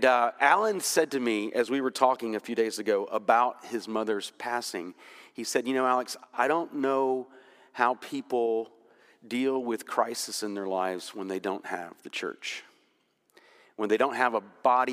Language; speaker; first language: English; native; English